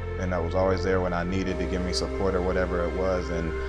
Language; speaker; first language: English; native; English